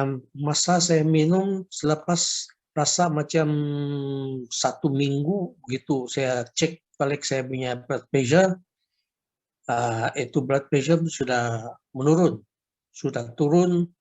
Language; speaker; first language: Indonesian; non-native, local second language; Chinese